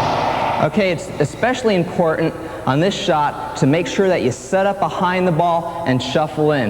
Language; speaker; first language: English; native; English